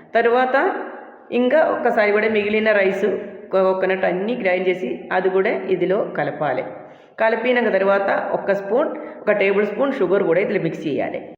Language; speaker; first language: Telugu; non-native, local second language; Malayalam